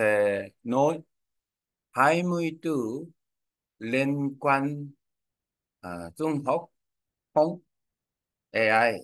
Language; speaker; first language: Vietnamese; non-native, learner; Korean